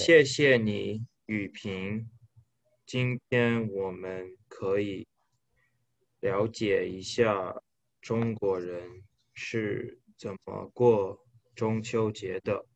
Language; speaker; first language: Chinese; non-native, learner; English